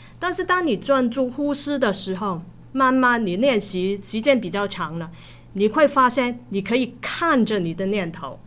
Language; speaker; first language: Chinese; non-native, local second language; Cantonese